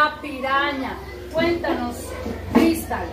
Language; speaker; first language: Spanish; native; Spanish